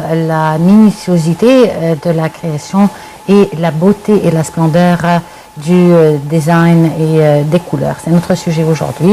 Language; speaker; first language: French; non-native, fluent; Arabic